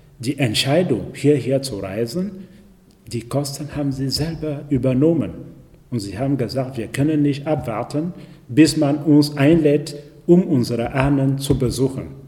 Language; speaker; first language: German; non-native, fluent; French